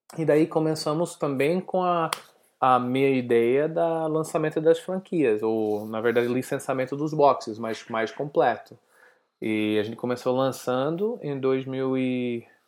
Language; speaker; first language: Portuguese; non-native, learner; English